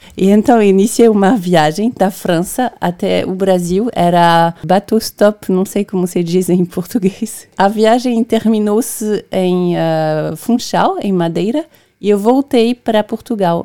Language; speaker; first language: Portuguese; non-native, fluent; French